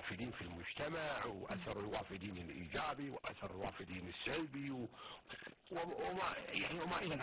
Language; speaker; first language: Arabic; native; Arabic